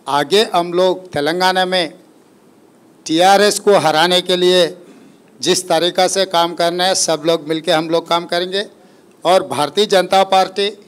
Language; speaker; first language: Hindi; non-native, local second language; Telugu